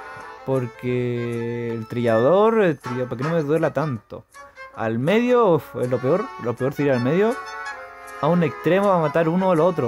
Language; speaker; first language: Spanish; native; Spanish